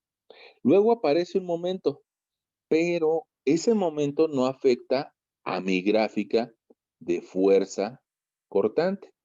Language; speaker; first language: Spanish; native; Spanish